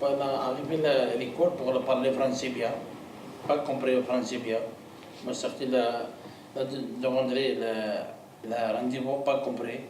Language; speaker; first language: French; non-native, learner; Arabic